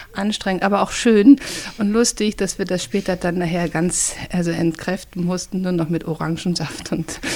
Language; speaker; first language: German; native; German